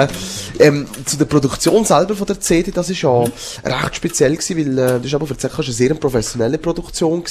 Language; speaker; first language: German; native; German